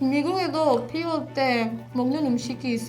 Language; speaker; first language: Korean; non-native, fluent; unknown